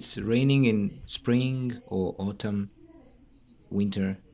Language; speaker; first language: English; non-native, fluent; Tajik